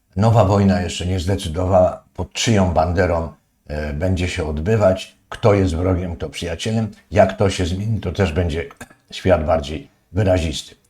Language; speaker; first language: Polish; native; Polish